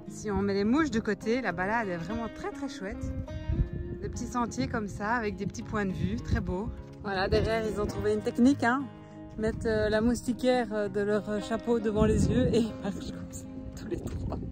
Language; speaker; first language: French; native; French